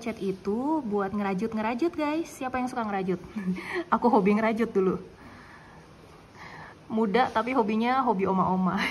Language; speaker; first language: Indonesian; native; Indonesian